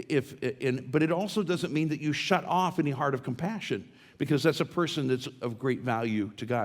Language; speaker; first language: English; native; English